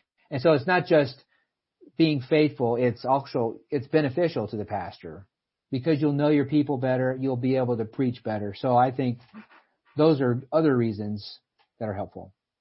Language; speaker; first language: English; native; English